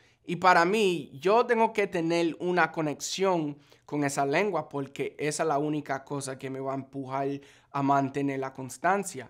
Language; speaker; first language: Spanish; non-native, fluent; English